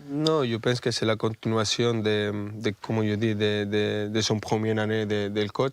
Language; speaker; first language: French; non-native, fluent; Spanish